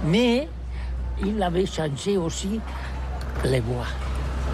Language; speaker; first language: French; non-native, learner; Catalan